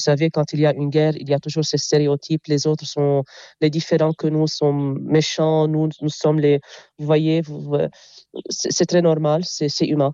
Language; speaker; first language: French; non-native, local second language; Arabic